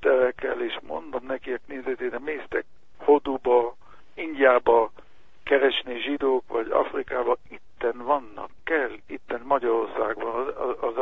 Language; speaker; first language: Hungarian; non-native, learner; Hebrew